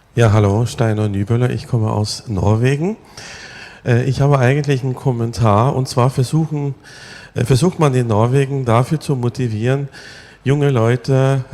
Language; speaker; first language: German; non-native, fluent; Norwegian